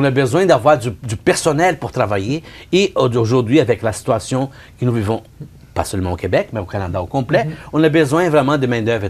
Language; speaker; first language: French; non-native, fluent; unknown